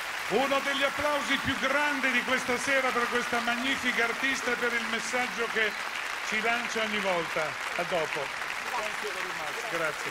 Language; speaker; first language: Italian; native; Italian